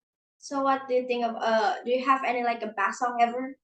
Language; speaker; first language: English; non-native, learner; Indonesian